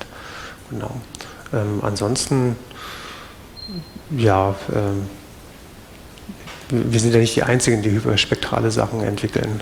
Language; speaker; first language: German; native; German